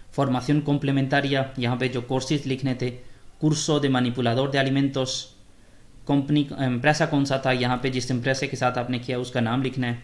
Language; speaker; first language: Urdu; native; Urdu